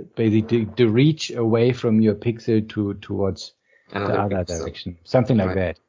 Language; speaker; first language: English; non-native, fluent; German